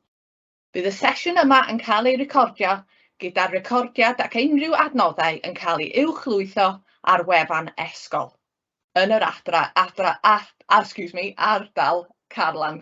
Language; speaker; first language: Welsh; native; Welsh